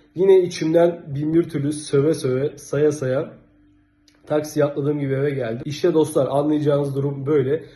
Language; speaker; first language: Turkish; native; Turkish